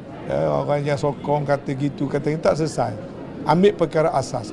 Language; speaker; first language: Malay; native; Malay